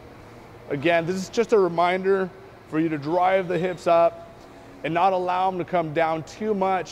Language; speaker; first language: English; native; English